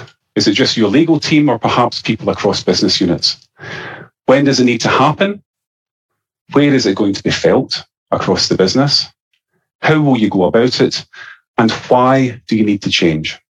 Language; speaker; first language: English; native; English